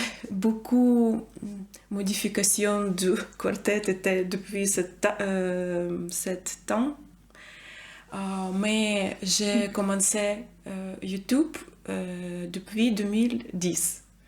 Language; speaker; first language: French; non-native, learner; Ukrainian